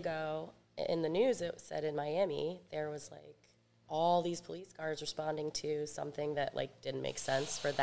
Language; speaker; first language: English; native; English